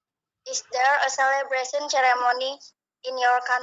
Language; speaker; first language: English; non-native, learner; Indonesian